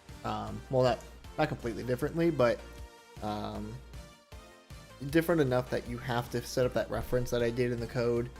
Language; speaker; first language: English; native; English